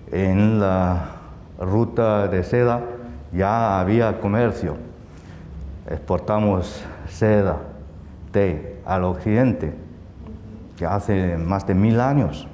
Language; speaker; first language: Spanish; non-native, fluent; Chinese